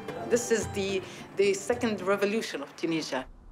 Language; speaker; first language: English; non-native, fluent; Arabic